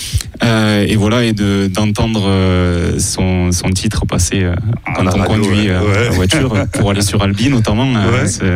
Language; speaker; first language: French; native; French